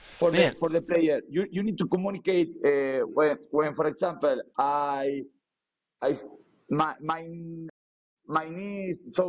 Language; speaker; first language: English; non-native, learner; Spanish